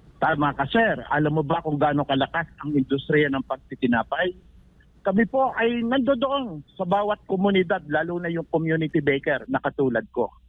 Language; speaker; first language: Filipino; native; Filipino